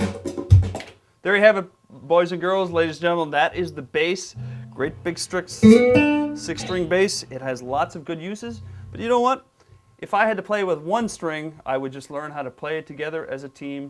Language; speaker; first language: English; native; English